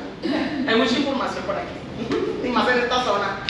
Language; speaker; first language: Spanish; native; Spanish